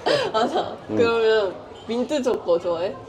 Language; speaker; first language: Korean; non-native, fluent; Japanese